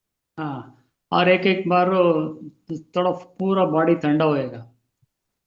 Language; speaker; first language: Hindi; non-native, local second language; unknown